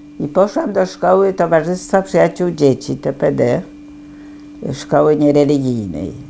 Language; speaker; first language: Polish; native; Polish